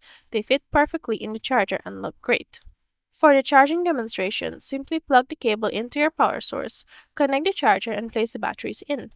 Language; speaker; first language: English; native; English